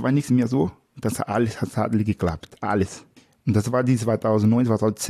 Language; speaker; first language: German; non-native, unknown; Portuguese